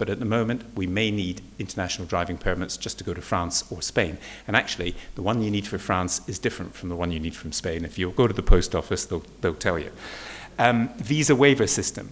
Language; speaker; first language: English; native; English